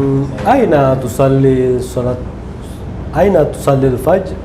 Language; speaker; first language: Arabic; non-native, learner; Indonesian